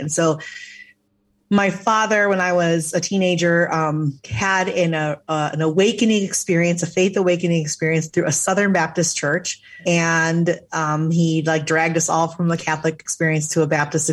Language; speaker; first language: English; native; English